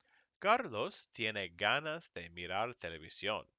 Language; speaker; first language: Spanish; non-native, fluent; English